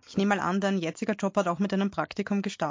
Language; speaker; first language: German; native; German